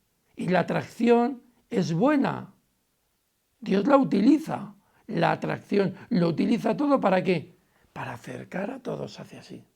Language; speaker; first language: Spanish; native; Spanish